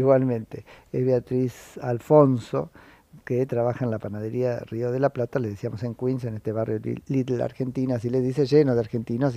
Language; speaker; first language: Spanish; native; Spanish